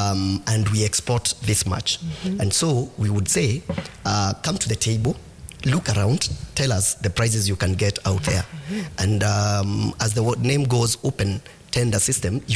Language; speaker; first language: English; non-native, local second language; Kikuyu